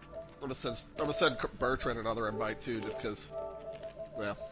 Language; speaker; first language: English; native; English